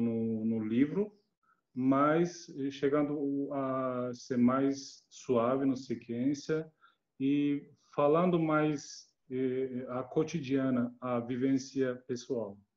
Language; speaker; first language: Portuguese; non-native, learner; Turkish